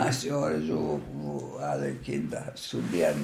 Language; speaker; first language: German; non-native, learner; Greek